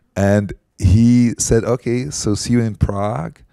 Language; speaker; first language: English; non-native, fluent; Czech